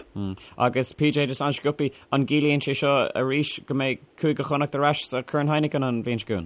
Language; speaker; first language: Irish; non-native, local second language; English